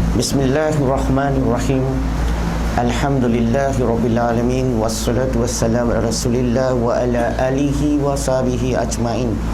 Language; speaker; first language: Malay; non-native, local second language; Chinese